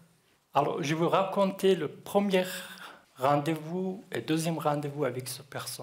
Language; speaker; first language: French; non-native, learner; Kurdish